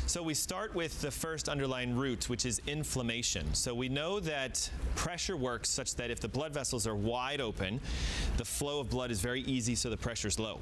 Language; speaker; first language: English; native; English